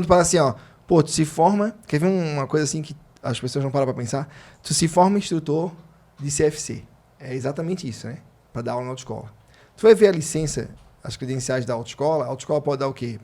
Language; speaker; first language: Portuguese; native; Portuguese